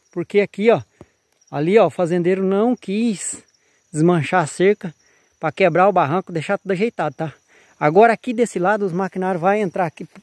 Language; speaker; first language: Portuguese; native; Portuguese